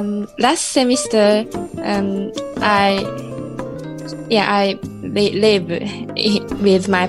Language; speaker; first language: English; non-native, learner; Japanese